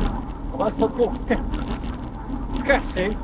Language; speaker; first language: French; native; French